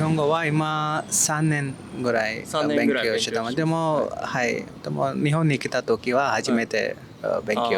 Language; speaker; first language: Japanese; non-native, learner; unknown